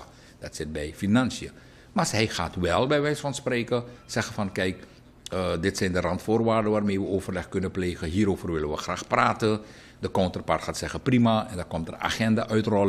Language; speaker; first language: Dutch; native; Dutch